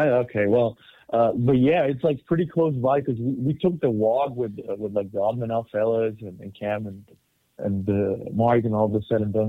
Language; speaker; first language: English; non-native, fluent; Spanish